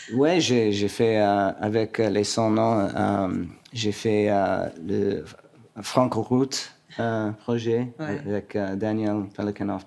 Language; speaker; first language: French; non-native, local second language; English